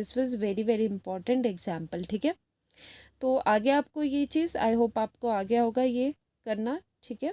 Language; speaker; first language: Hindi; native; Hindi